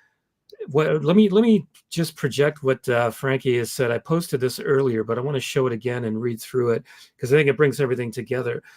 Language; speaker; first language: English; native; English